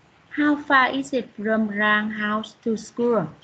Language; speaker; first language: English; non-native, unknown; Vietnamese